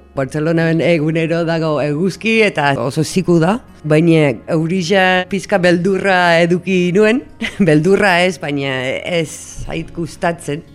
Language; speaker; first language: Basque; non-native, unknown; English